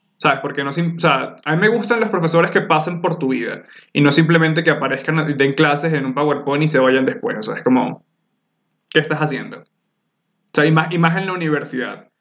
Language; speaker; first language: Spanish; native; Spanish